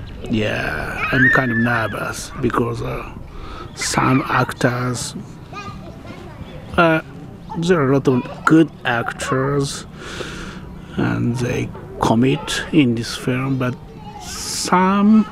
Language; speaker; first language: English; non-native, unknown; Japanese